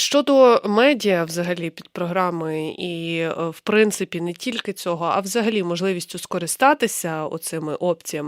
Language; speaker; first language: Ukrainian; native; Ukrainian